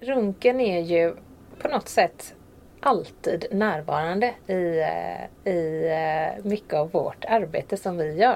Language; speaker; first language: Swedish; native; Swedish